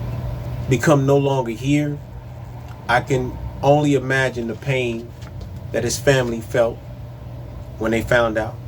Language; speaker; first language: English; native; English